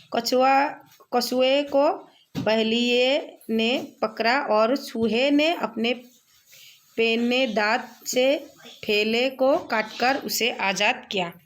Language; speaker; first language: Hindi; non-native, local second language; Assamese